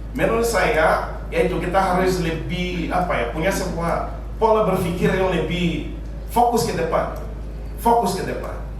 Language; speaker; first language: Indonesian; non-native, fluent; Portuguese